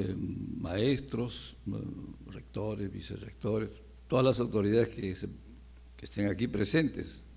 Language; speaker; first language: Spanish; native; Spanish